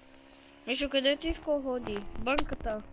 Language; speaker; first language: Bulgarian; non-native, learner; English